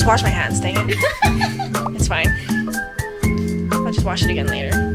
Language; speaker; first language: English; native; English